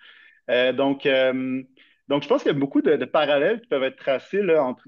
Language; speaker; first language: French; native; French